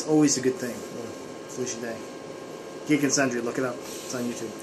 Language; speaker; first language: English; native; English